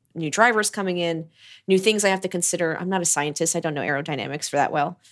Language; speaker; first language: English; native; English